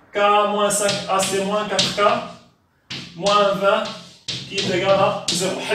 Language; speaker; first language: French; non-native, local second language; Arabic